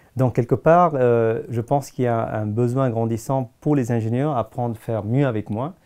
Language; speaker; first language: French; non-native, fluent; Tamil